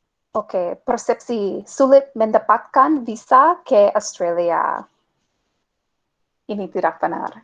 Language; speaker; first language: Indonesian; non-native, fluent; English